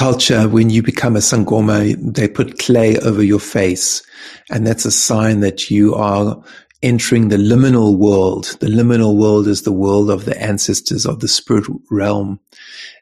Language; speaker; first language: English; native; English